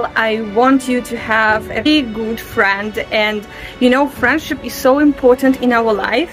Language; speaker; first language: English; non-native, fluent; Russian